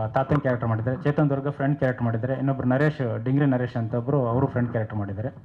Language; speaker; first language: Kannada; native; Kannada